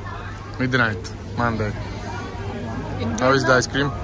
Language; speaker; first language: English; non-native, fluent; Italian